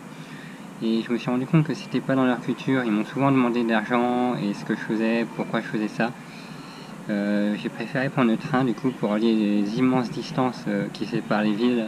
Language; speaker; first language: French; native; French